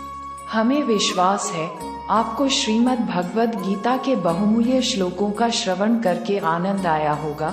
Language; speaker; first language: Hindi; native; Hindi